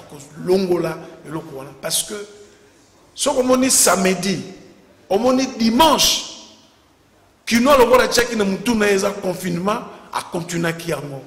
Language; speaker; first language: French; non-native, local second language; Lingala